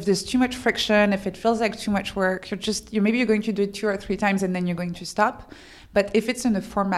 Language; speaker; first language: English; non-native, fluent; French